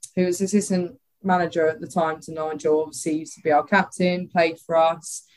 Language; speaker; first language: English; native; English